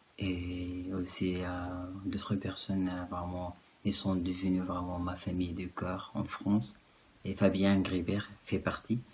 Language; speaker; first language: French; non-native, fluent; Arabic